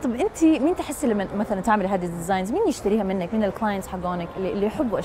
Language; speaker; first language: Arabic; native; Arabic